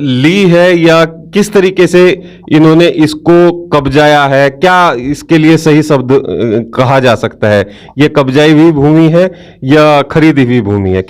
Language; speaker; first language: Hindi; native; Hindi